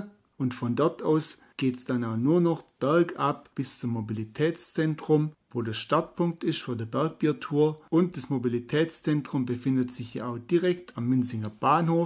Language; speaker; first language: German; native; German